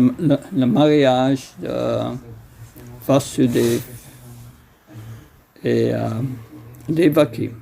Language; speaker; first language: French; non-native, fluent; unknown